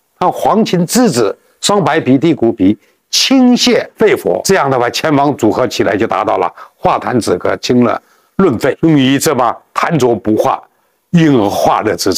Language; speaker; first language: Chinese; native; Chinese